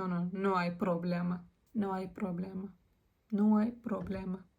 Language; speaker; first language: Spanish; non-native, learner; Turkish